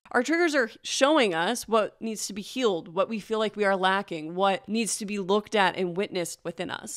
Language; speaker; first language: English; native; English